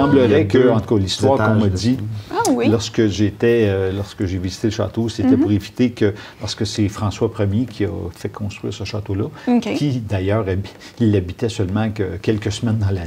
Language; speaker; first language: French; native; French